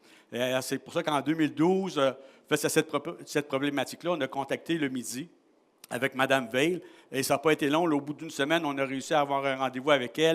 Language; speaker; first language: French; native; French